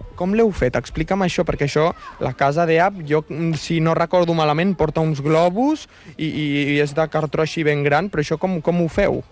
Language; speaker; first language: Catalan; native; Catalan